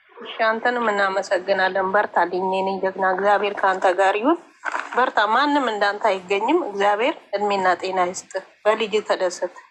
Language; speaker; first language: Amharic; native; Amharic